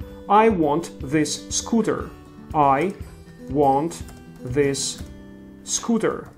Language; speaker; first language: English; non-native, fluent; Russian